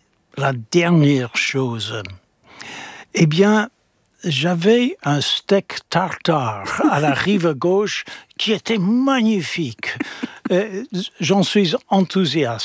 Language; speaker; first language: French; non-native, fluent; English